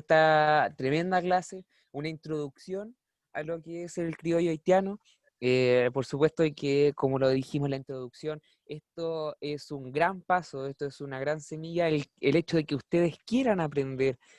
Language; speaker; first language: Spanish; native; Spanish